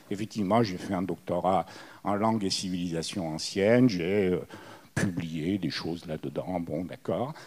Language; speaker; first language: French; early bilingual, other home language; Italian